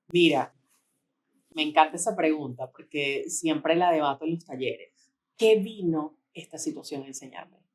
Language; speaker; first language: Spanish; native; Spanish